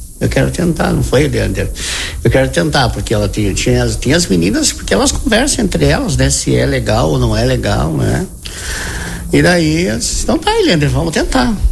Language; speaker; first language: Portuguese; native; Portuguese